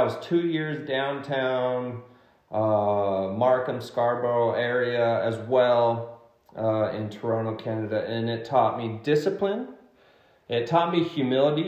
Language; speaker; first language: English; native; English